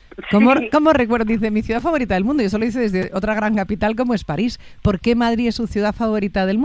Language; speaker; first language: Spanish; native; Spanish